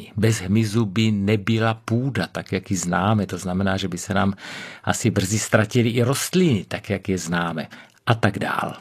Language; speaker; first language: Czech; native; Czech